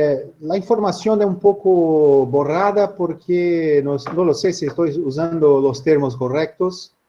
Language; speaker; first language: Spanish; non-native, learner; Portuguese